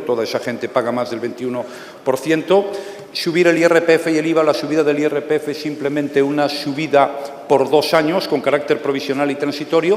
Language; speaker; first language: Spanish; native; Spanish